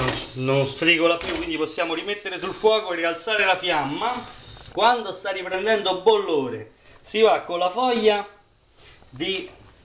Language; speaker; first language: Italian; native; Italian